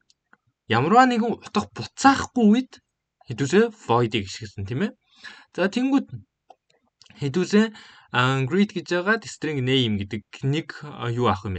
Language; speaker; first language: Mongolian; native; Mongolian